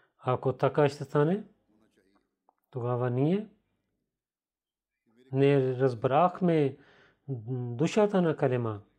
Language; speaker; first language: Bulgarian; non-native, learner; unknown